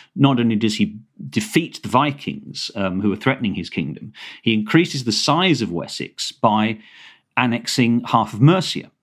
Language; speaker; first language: English; native; English